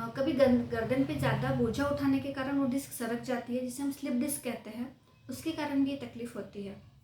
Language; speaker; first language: Hindi; non-native, local second language; Marathi